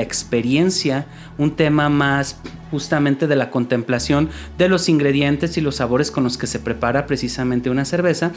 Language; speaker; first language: Spanish; native; Spanish